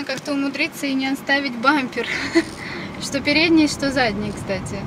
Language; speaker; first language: Russian; native; Russian